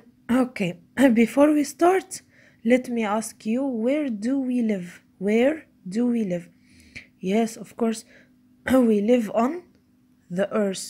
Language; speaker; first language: English; non-native, fluent; Arabic